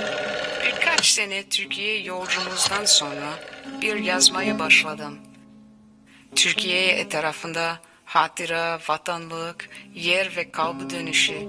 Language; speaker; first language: Turkish; non-native, learner; Armenian